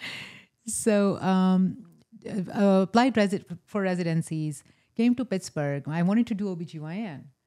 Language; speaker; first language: English; non-native, local second language; Hindi